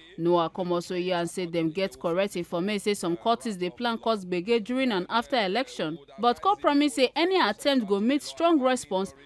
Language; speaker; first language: Nigerian Pidgin; native; Nigerian Pidgin